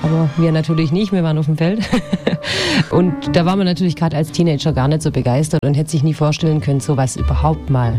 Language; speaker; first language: German; native; German